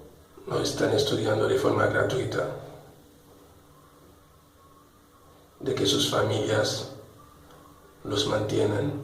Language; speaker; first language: Spanish; non-native, local second language; Haitian Creole